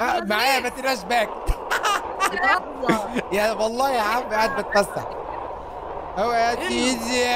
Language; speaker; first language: Arabic; native; Arabic